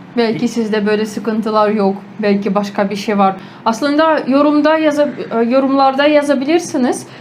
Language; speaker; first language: Turkish; non-native, fluent; Ukrainian